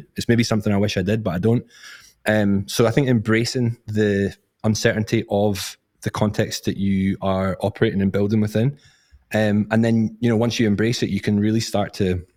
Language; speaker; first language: English; native; English